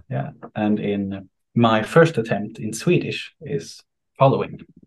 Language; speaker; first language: English; non-native, fluent; Swedish